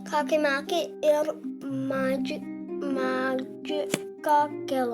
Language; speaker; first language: Lithuanian; early bilingual, heritage; Lithuanian